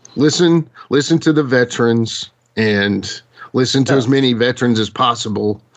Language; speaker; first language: English; native; English